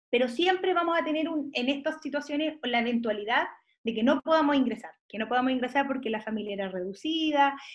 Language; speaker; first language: Spanish; native; Spanish